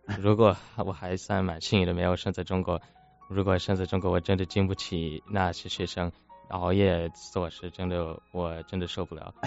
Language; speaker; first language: Chinese; early bilingual, heritage; English